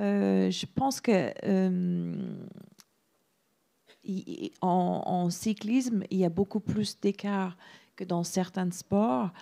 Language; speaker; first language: French; non-native, fluent; English